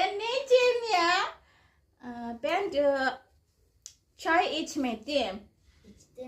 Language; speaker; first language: Turkish; non-native, learner; Indonesian